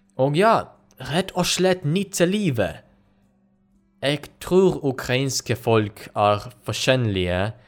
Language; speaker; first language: Norwegian; non-native, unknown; Ukrainian